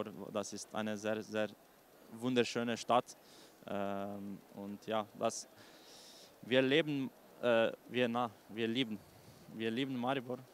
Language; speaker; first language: German; non-native, learner; Slovenian